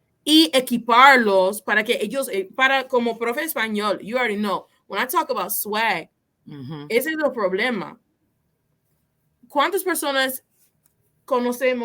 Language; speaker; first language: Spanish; non-native, fluent; English